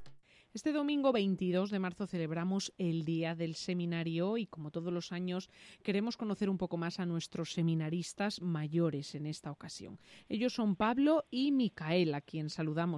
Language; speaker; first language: Spanish; native; Spanish